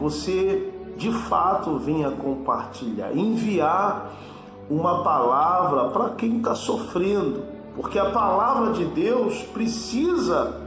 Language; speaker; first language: Portuguese; native; Portuguese